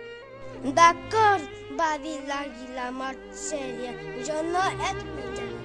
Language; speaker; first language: Catalan; non-native, learner; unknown